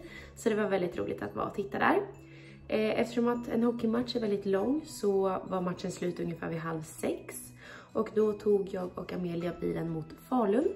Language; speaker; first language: Swedish; native; Swedish